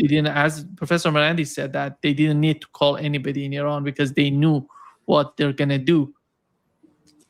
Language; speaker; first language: English; non-native, fluent; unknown